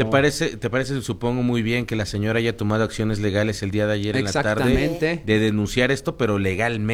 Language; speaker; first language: Spanish; native; Spanish